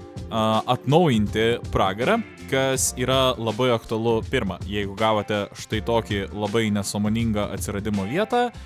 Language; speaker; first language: Lithuanian; native; Lithuanian